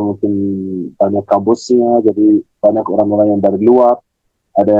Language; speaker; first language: Indonesian; non-native, fluent; Arabic